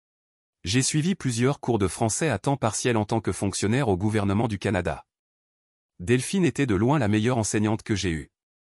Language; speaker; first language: French; non-native, local second language; English